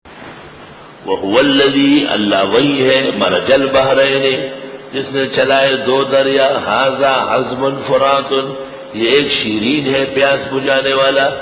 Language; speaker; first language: Urdu; non-native, local second language; Pashto